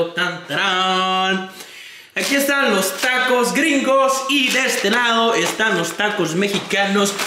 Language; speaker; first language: Spanish; native; Spanish